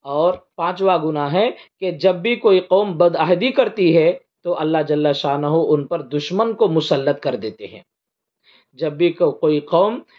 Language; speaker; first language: Urdu; native; Urdu